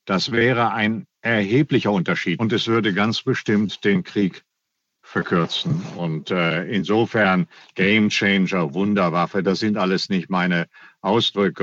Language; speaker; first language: German; native; German